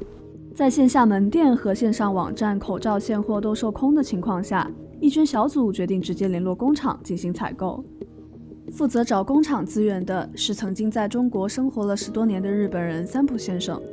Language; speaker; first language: Chinese; native; Chinese